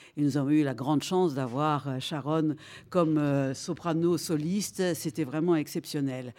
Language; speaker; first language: French; native; French